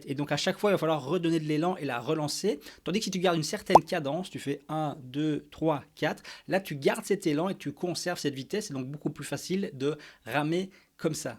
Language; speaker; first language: French; native; French